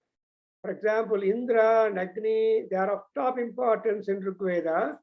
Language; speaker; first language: English; non-native, local second language; Telugu